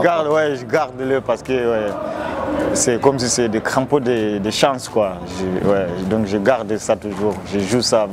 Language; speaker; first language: French; non-native, local second language; Rundi